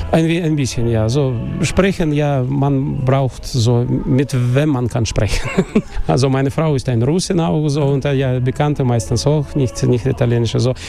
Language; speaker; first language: German; non-native, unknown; Russian